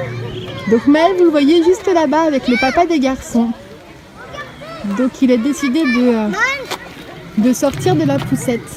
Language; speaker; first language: French; native; French